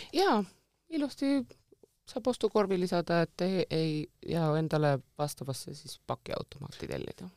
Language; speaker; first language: Estonian; native; Estonian